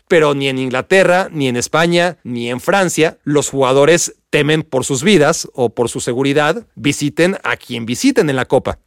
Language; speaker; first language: Spanish; native; Spanish